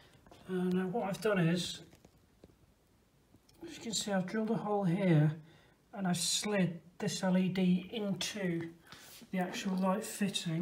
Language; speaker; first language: English; native; English